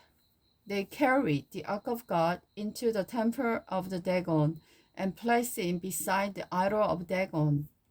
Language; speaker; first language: English; non-native, learner; Korean